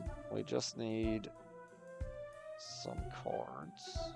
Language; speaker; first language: English; native; English